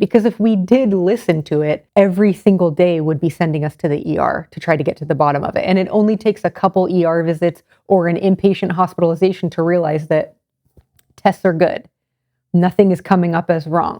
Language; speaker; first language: English; native; English